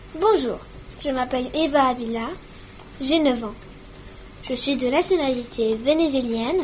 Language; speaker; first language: French; non-native, learner; Spanish